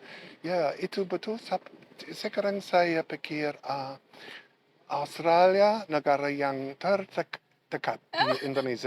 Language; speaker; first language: Indonesian; non-native, learner; English